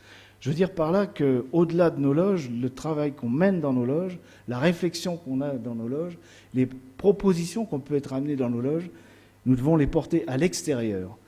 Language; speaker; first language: French; native; French